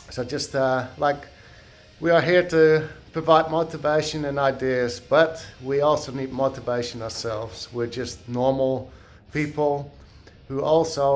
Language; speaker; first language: English; non-native, fluent; Dutch